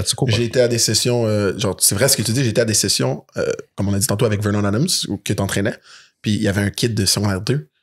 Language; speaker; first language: French; native; French